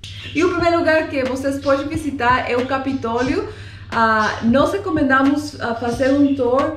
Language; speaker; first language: Portuguese; non-native, fluent; Spanish